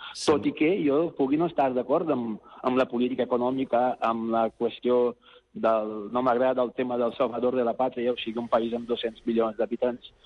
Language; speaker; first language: Catalan; non-native, fluent; Portuguese